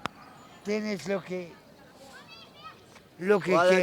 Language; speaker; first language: Spanish; non-native, learner; Arabic